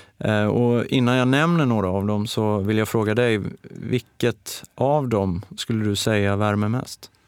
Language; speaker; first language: Swedish; native; Swedish